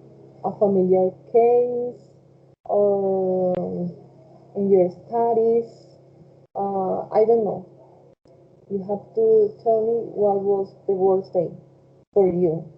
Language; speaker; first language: English; non-native, fluent; Spanish